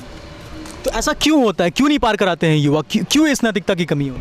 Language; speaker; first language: Hindi; native; Hindi